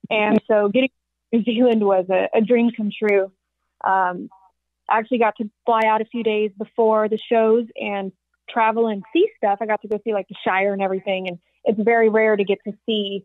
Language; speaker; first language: English; native; English